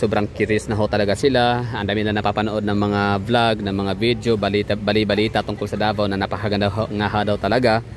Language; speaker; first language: Filipino; non-native, local second language; Cebuano